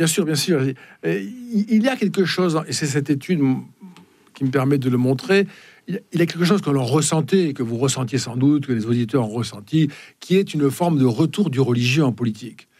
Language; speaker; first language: French; native; French